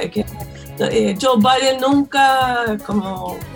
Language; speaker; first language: Spanish; non-native, fluent; English